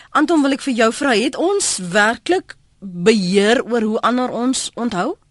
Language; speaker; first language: Afrikaans; native; Afrikaans